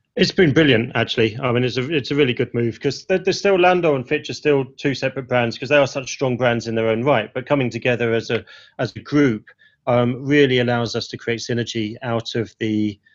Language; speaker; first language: English; native; English